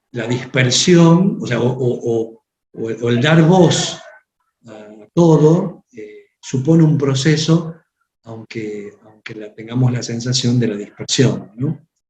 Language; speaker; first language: Spanish; native; Spanish